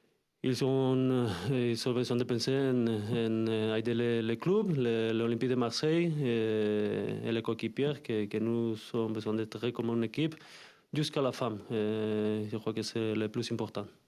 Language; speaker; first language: French; non-native, fluent; Spanish